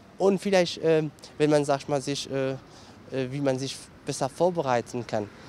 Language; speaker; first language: German; non-native, fluent; Kurdish